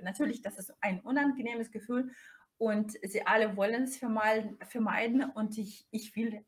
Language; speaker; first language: German; non-native, fluent; Russian